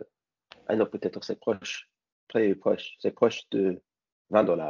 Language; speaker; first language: French; non-native, learner; English